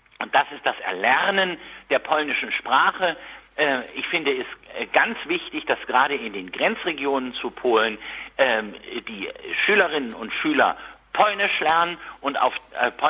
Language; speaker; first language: German; native; German